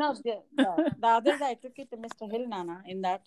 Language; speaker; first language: English; non-native, local second language; Telugu